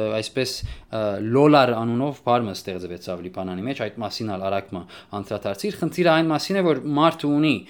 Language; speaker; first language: Armenian; early bilingual, heritage; Armenian